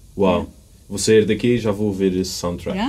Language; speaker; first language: Portuguese; native; Portuguese